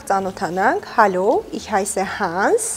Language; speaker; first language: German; non-native, fluent; Armenian